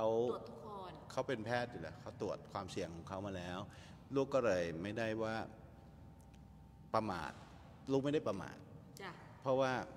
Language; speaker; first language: Thai; native; Thai